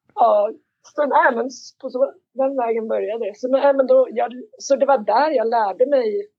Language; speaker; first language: Swedish; native; Swedish